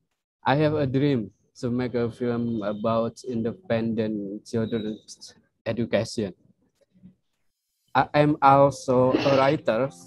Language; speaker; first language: English; non-native, learner; Indonesian